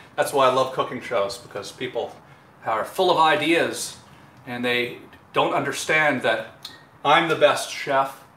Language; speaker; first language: English; native; English